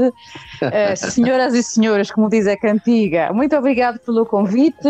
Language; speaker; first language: Portuguese; early bilingual, heritage; Portuguese